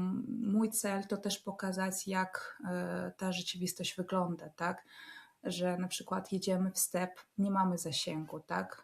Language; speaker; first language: Polish; non-native, fluent; Russian